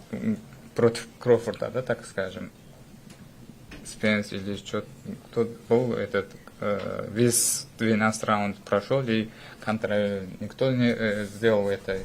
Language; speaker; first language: Russian; non-native, fluent; Uzbek